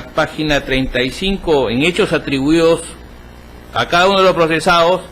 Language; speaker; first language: Spanish; native; Spanish